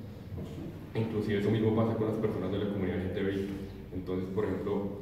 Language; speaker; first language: Spanish; native; Spanish